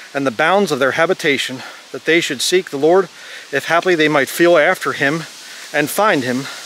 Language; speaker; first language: English; native; English